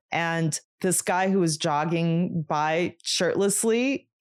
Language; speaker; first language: English; native; English